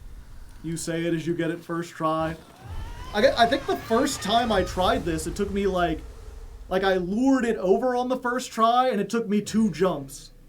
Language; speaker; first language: English; native; English